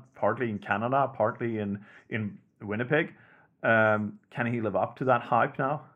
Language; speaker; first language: English; non-native, fluent; Swedish